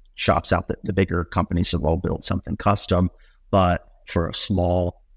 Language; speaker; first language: English; native; English